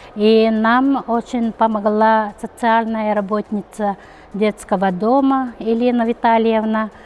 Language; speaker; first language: Russian; non-native, local second language; Yakut